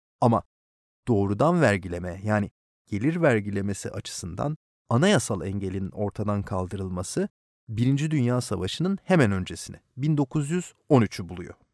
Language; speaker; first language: Turkish; native; Turkish